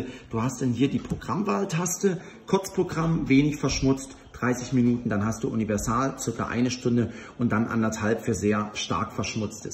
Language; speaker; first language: German; native; German